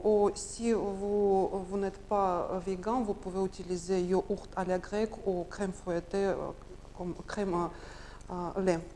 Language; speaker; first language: French; non-native, learner; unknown